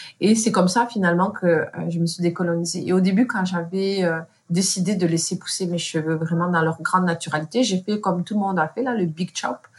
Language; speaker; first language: French; native; French